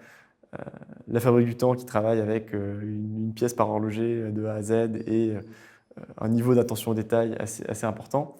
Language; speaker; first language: French; native; French